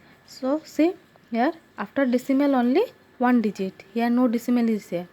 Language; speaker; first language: English; non-native, local second language; Assamese